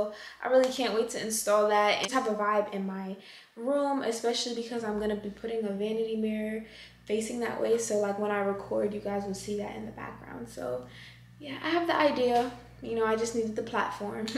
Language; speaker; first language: English; native; English